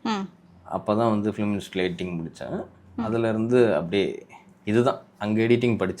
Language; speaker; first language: Tamil; native; Tamil